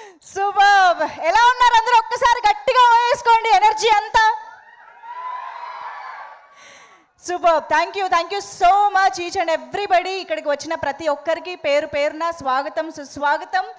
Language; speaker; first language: Telugu; native; Telugu